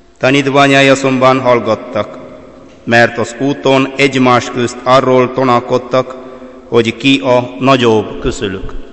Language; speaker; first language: Hungarian; non-native, fluent; Malayalam